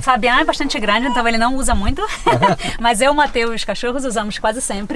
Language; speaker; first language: Portuguese; native; Portuguese